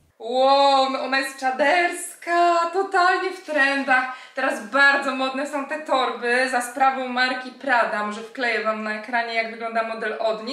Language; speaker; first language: Polish; native; Polish